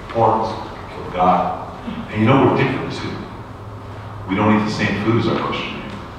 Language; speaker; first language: English; native; English